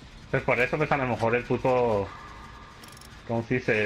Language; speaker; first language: Spanish; early bilingual, heritage; Spanish